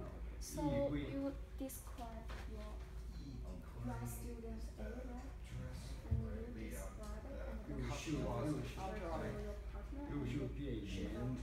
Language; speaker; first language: English; non-native, fluent; Chinese